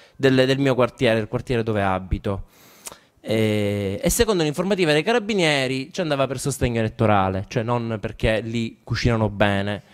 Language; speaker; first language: Italian; native; Italian